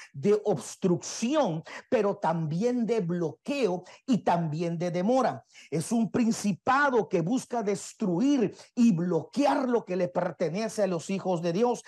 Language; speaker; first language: Spanish; native; Spanish